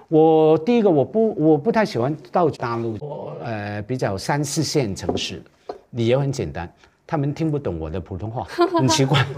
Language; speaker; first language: Chinese; non-native, local second language; Cantonese